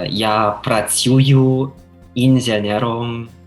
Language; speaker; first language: Ukrainian; non-native, learner; English